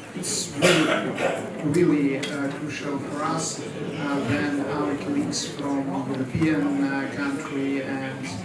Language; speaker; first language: English; non-native, learner; Ukrainian